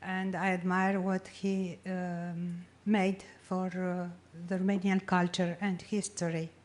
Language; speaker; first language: English; non-native, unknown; Romanian